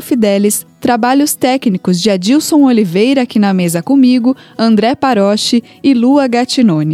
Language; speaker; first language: Portuguese; native; Portuguese